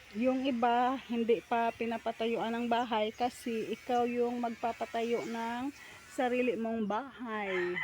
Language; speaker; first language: Filipino; non-native, local second language; Hiligaynon